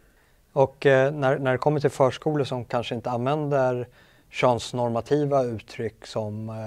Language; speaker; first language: Swedish; native; Swedish